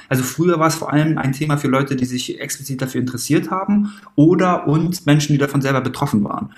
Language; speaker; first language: German; early bilingual, other home language; Persian